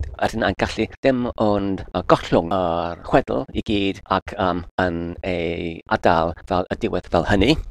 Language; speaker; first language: Welsh; non-native, learner; English